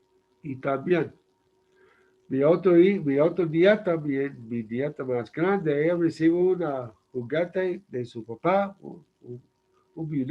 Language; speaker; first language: Spanish; non-native, learner; English